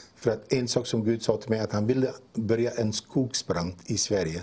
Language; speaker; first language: Swedish; non-native, fluent; Dutch